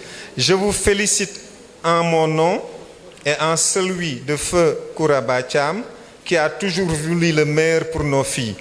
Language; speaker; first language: French; non-native, local second language; Wolof